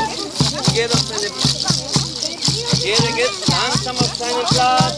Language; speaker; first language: German; non-native, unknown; Spanish